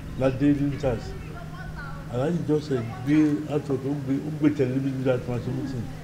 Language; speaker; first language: Yoruba; native; Yoruba